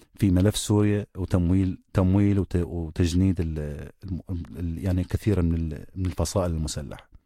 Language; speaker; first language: Arabic; native; Arabic